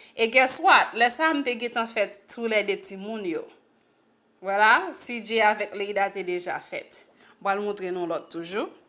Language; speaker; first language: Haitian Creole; native; Haitian Creole